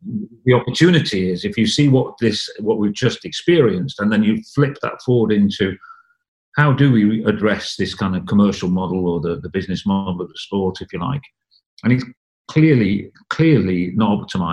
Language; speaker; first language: English; native; English